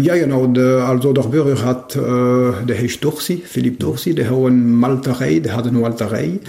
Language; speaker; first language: German; non-native, local second language; French